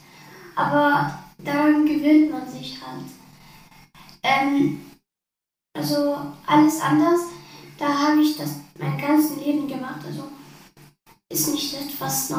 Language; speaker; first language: German; early bilingual, other home language; Arabic